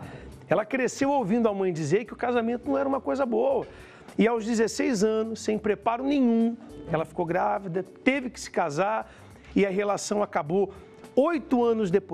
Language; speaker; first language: Portuguese; native; Portuguese